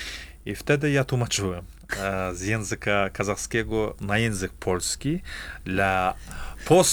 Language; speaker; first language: Polish; non-native, fluent; Kazakh